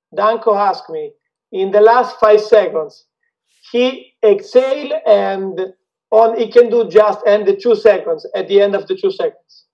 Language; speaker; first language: English; non-native, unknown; Italian